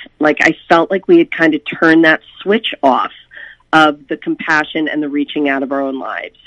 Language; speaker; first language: English; native; English